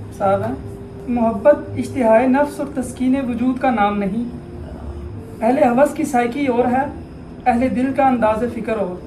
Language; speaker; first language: Urdu; native; Urdu